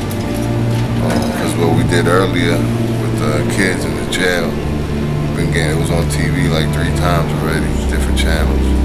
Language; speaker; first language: English; early bilingual, other home language; Spanish